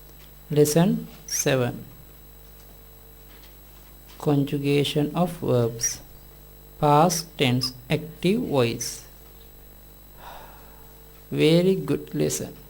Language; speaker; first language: English; non-native, learner; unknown